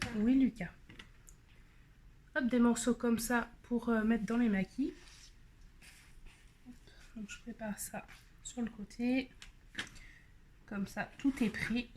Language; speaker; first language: French; native; French